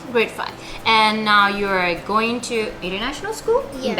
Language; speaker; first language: English; non-native, fluent; Japanese